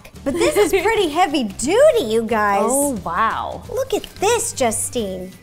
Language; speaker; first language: English; native; English